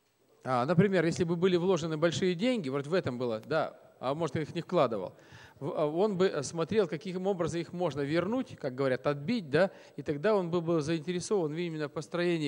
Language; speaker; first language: Russian; native; Russian